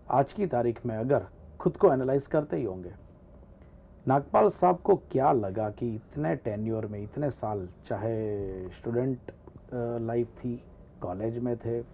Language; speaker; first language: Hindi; non-native, local second language; Gujarati